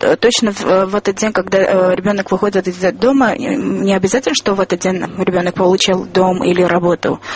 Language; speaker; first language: Russian; non-native, local second language; Armenian